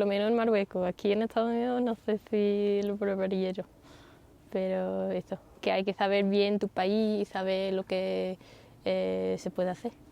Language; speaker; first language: Spanish; non-native, fluent; English